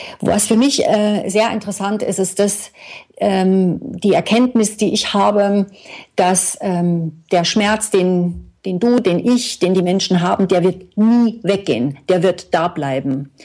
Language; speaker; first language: German; native; German